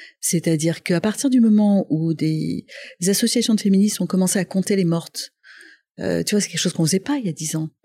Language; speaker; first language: French; non-native, local second language; Arabic